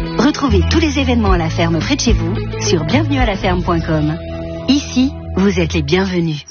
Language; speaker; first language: French; native; French